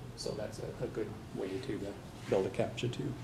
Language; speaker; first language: English; native; English